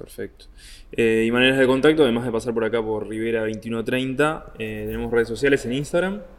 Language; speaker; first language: Spanish; native; Spanish